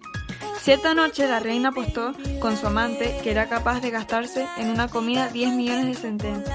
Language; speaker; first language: Spanish; native; Spanish